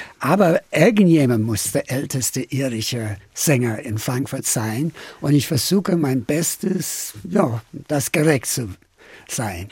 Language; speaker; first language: German; non-native, fluent; English